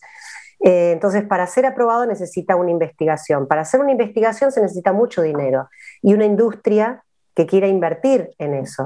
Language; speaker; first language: Spanish; native; Spanish